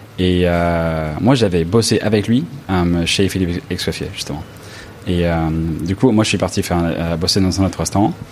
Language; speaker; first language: French; non-native, fluent; English